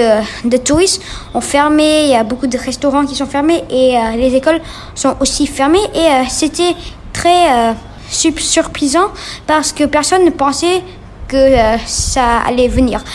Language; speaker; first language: French; non-native, learner; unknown